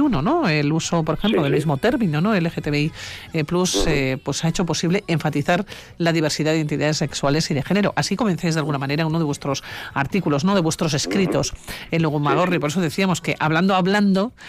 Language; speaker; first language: Spanish; native; Spanish